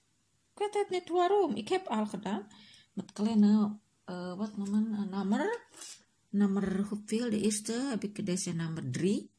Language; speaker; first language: Dutch; non-native, learner; Indonesian